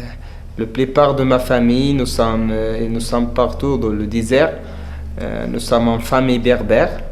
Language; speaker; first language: French; non-native, learner; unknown